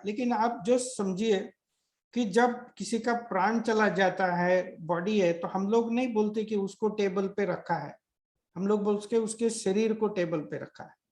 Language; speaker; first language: Hindi; non-native, local second language; Marathi